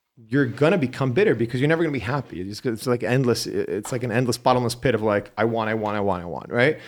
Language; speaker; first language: English; native; English